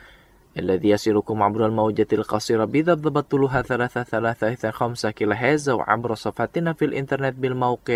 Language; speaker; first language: Arabic; non-native, fluent; Indonesian